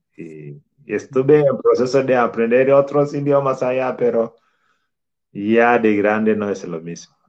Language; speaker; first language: Spanish; non-native, fluent; Swahili